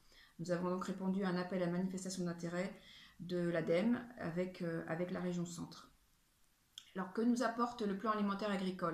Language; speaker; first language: French; native; French